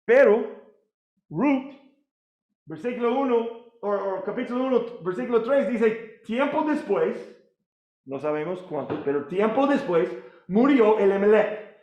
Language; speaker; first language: Spanish; non-native, learner; English